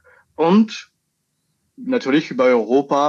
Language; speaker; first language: German; non-native, learner; French